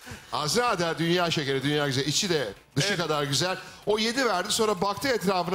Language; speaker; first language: Turkish; native; Turkish